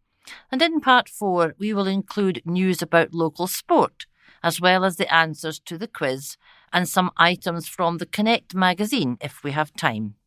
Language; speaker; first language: English; native; English